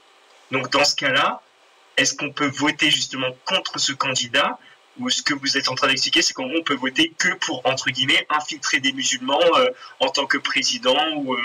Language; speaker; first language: French; native; French